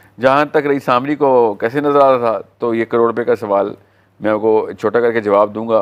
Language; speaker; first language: Hindi; native; Hindi